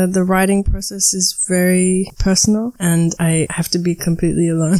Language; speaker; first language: English; native; English